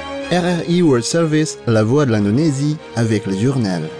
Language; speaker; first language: French; non-native, fluent; Indonesian